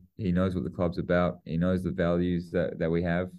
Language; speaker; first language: English; native; English